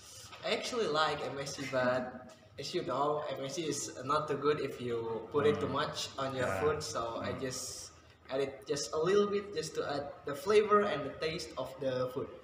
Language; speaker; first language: English; non-native, fluent; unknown